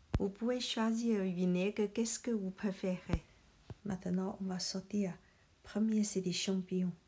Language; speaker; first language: French; non-native, learner; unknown